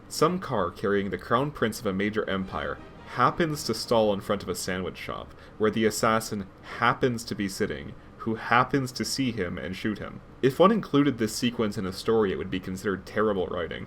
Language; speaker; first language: English; native; English